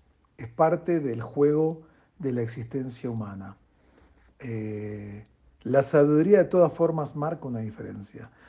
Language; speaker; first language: Spanish; native; Spanish